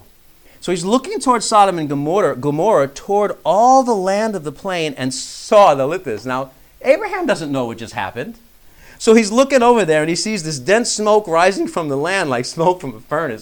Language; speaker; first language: English; native; English